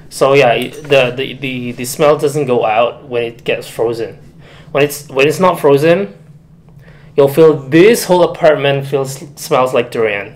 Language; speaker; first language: English; non-native, fluent; Indonesian